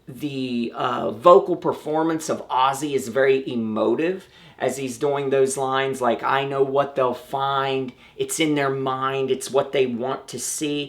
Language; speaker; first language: English; native; English